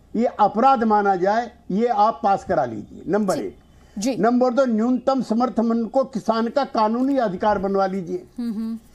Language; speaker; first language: Hindi; native; Hindi